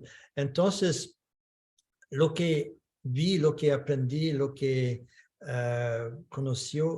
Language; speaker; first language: Spanish; non-native, fluent; English